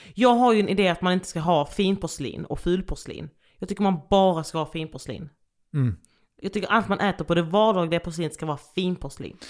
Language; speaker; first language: Swedish; native; Swedish